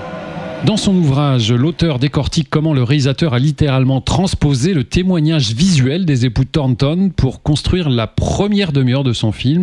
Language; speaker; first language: French; native; French